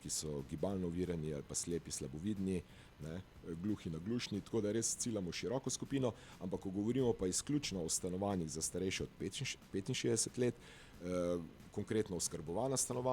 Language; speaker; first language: Slovenian; native; Slovenian